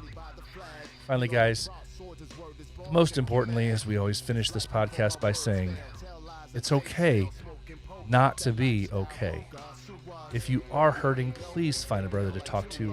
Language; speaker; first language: English; native; English